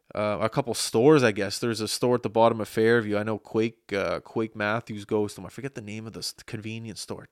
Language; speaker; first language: English; native; English